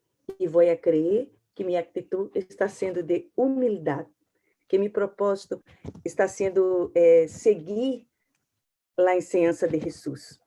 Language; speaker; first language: Portuguese; non-native, learner; Spanish